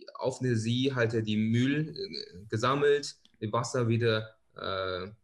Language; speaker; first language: German; non-native, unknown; Chinese